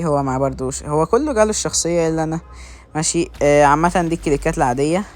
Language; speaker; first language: Arabic; native; Arabic